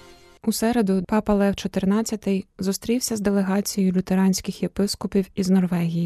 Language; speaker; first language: Ukrainian; native; Ukrainian